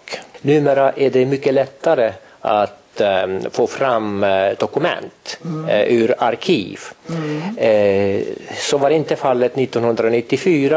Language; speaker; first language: Swedish; non-native, fluent; Estonian